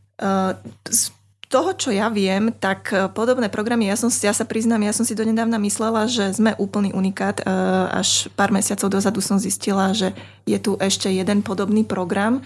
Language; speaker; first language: Slovak; native; Slovak